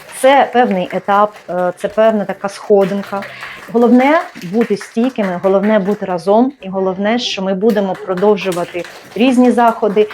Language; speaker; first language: Ukrainian; native; Ukrainian